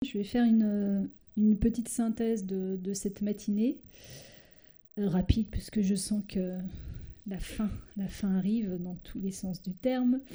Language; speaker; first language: French; native; French